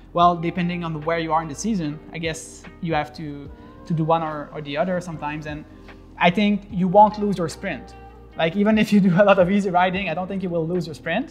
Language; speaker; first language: English; non-native, fluent; French